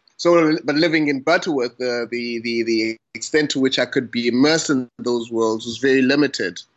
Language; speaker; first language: English; non-native, local second language; Xhosa